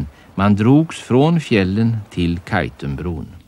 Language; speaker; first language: Swedish; native; Swedish